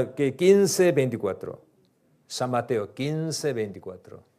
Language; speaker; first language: Spanish; non-native, learner; Korean